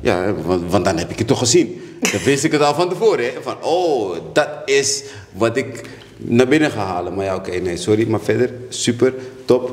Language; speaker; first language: Dutch; native; Dutch